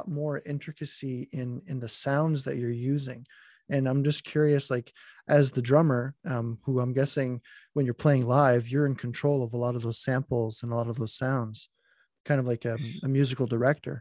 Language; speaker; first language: English; non-native, fluent; French